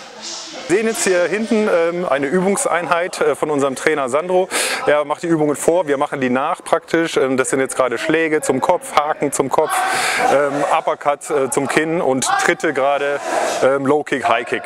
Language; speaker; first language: German; native; German